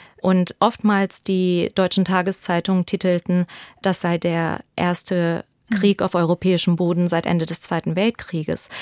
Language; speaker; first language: German; early bilingual, other home language; Albanian